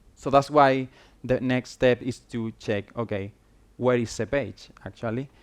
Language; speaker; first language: English; non-native, fluent; Spanish